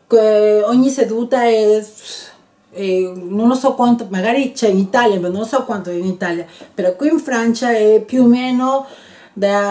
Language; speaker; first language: Italian; non-native, learner; Spanish